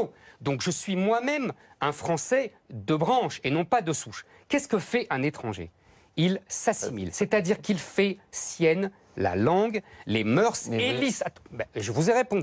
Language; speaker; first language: French; native; French